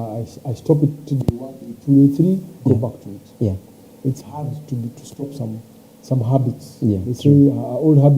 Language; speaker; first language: English; non-native, local second language; Swahili